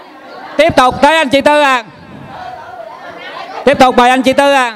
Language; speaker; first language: Vietnamese; native; Vietnamese